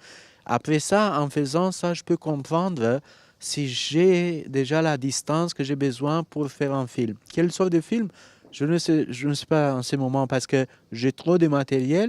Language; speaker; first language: French; non-native, fluent; Romanian